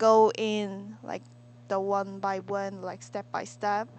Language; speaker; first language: English; non-native, learner; Korean